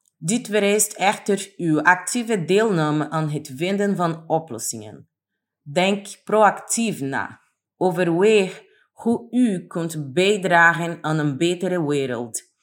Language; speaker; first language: Dutch; non-native, fluent; Portuguese